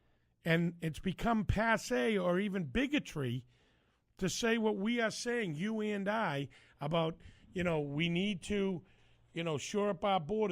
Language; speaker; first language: English; native; English